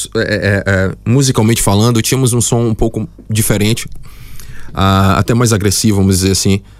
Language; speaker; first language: Portuguese; native; Portuguese